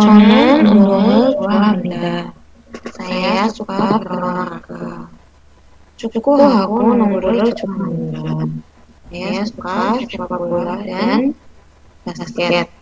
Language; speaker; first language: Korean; non-native, learner; Indonesian